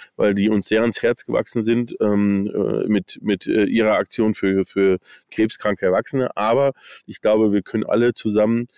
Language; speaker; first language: German; early bilingual, other home language; English